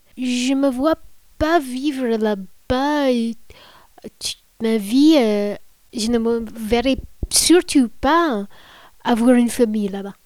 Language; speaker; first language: French; non-native, fluent; English